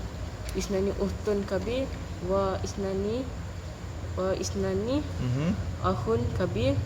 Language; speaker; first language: Arabic; non-native, learner; Malay